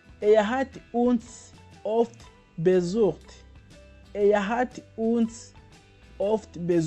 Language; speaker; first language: German; non-native, fluent; Kinyarwanda